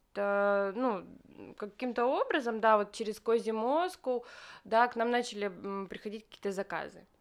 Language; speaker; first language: Russian; native; Russian